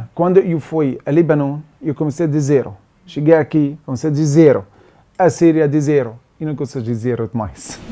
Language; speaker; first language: Portuguese; non-native, learner; Arabic